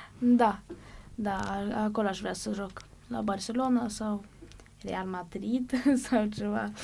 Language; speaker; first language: Romanian; early bilingual, heritage; Romanian